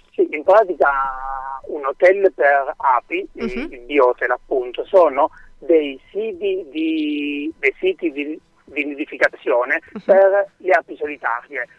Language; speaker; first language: Italian; native; Italian